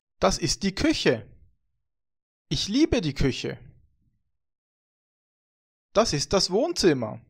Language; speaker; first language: German; non-native, fluent; Vietnamese